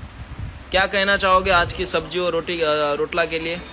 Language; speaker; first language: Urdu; non-native, local second language; Gujarati